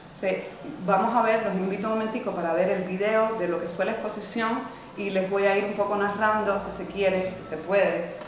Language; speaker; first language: Spanish; native; Spanish